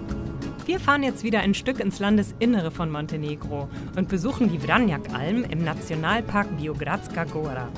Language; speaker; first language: German; native; German